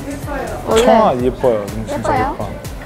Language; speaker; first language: Korean; non-native, fluent; Italian